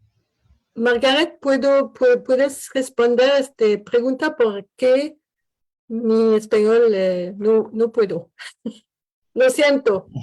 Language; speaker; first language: Spanish; non-native, learner; French